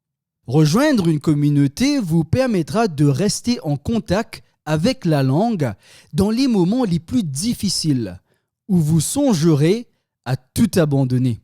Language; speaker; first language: French; native; French